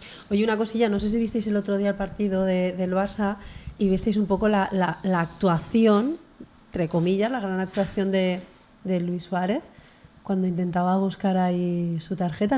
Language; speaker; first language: Spanish; native; Spanish